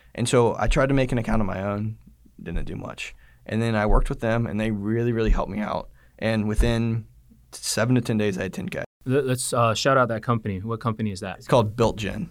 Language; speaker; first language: English; native; English